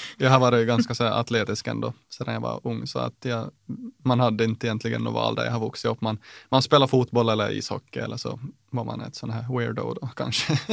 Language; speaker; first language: Swedish; native; Swedish